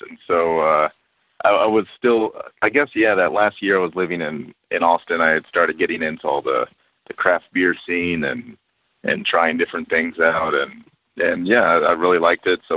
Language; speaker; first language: English; native; English